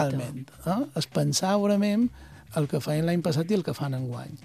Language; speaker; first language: Catalan; native; Catalan